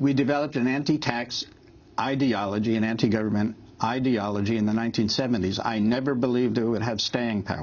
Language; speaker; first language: English; native; English